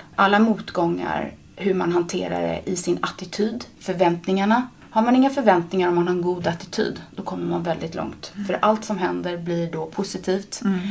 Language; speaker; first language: Swedish; native; Swedish